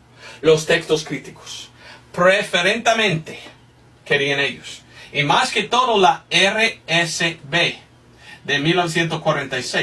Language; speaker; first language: Spanish; non-native, fluent; English